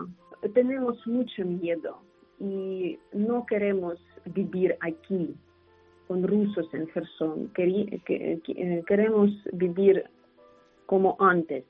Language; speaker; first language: Spanish; non-native, learner; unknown